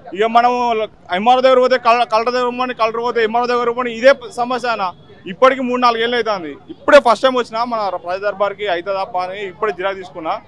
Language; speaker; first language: Telugu; native; Telugu